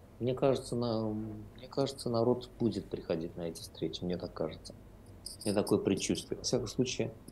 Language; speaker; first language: Russian; non-native, local second language; Azerbaijani